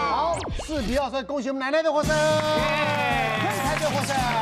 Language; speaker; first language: Chinese; native; Chinese